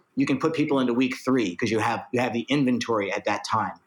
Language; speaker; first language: English; native; English